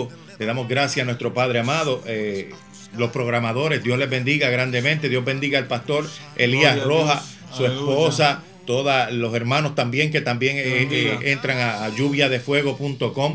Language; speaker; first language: Spanish; native; Spanish